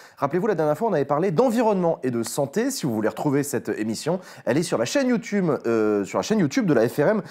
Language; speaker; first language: French; native; French